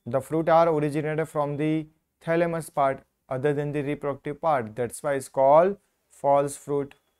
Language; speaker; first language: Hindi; non-native, local second language; Gujarati